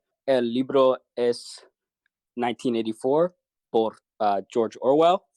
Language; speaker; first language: Spanish; non-native, learner; English